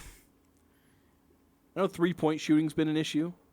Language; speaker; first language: English; native; English